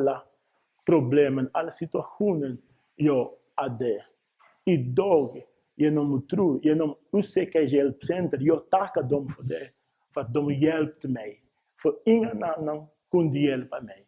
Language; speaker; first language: Swedish; non-native, fluent; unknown